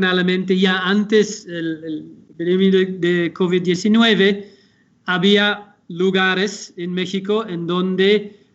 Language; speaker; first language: Spanish; non-native, fluent; Dutch